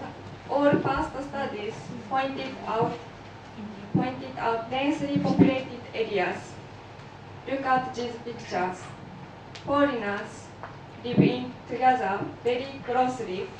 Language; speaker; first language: English; non-native, learner; Japanese